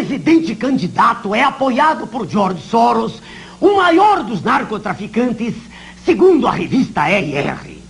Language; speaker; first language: Portuguese; native; Portuguese